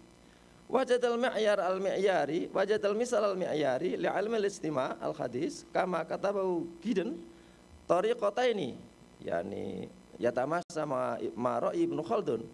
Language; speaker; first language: Arabic; non-native, fluent; Indonesian